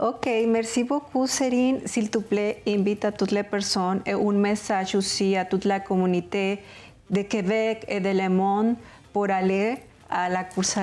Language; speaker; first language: French; non-native, learner; Spanish